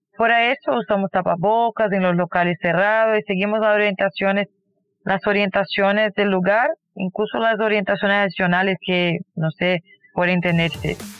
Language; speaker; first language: Spanish; non-native, fluent; Portuguese